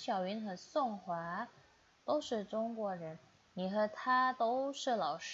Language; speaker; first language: Chinese; non-native, fluent; Indonesian